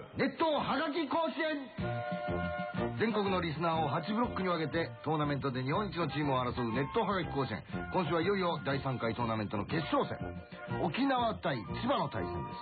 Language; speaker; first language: Japanese; native; Japanese